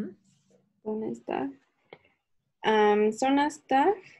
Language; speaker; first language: German; non-native, learner; Spanish